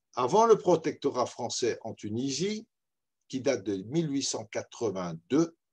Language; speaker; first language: French; native; French